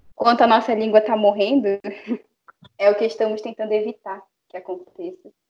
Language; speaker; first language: Portuguese; non-native, local second language; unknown